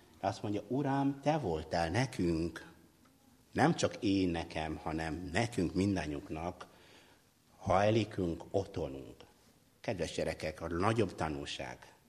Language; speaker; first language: Hungarian; non-native, fluent; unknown